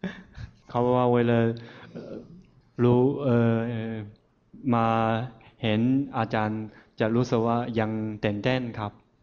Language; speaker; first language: Thai; non-native, fluent; Chinese